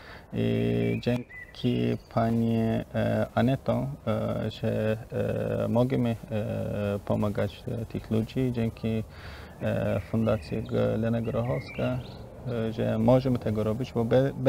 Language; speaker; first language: Polish; non-native, learner; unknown